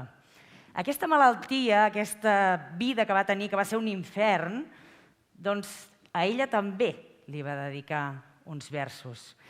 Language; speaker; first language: Catalan; native; Catalan